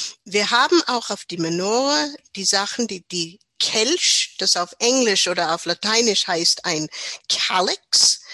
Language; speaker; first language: German; non-native, learner; English